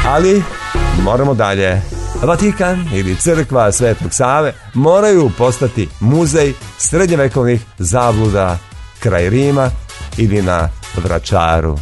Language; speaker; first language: Serbian; native; Serbian